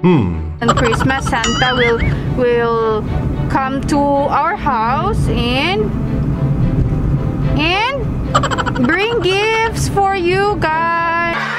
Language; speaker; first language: English; non-native, local second language; Filipino